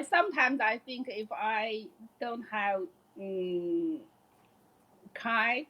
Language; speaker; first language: English; non-native, learner; Chinese